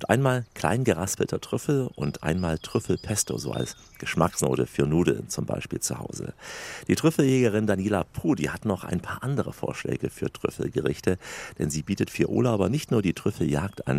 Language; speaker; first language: German; native; German